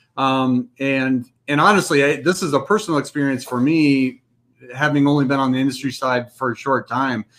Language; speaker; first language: English; native; English